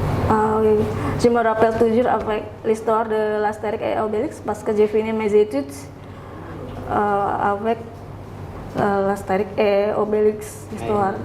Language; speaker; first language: French; non-native, learner; Indonesian